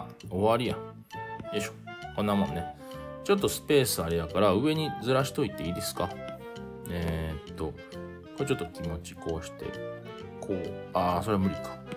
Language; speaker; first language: Japanese; native; Japanese